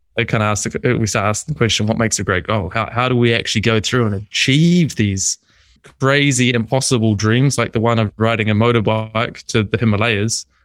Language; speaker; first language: English; native; English